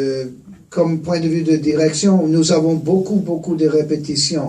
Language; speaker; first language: French; non-native, fluent; English